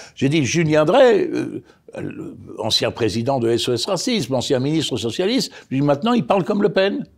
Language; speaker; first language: French; native; French